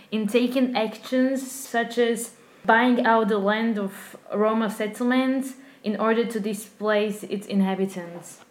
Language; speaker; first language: English; non-native, fluent; Slovak